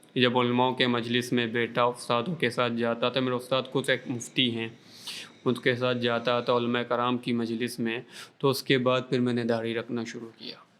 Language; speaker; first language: Urdu; non-native, local second language; Baluchi